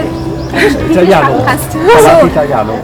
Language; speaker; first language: Italian; non-native, learner; German